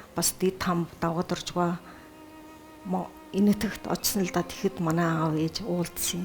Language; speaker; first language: Mongolian; early bilingual, heritage; Mongolian